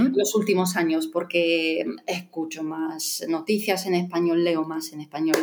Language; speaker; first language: Spanish; non-native, fluent; Russian